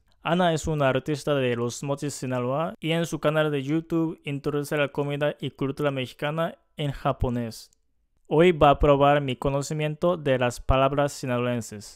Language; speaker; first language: Spanish; non-native, fluent; Japanese